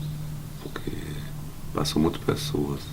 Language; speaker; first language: Portuguese; non-native, learner; German